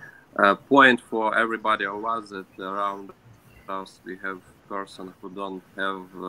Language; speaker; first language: English; non-native, learner; Ukrainian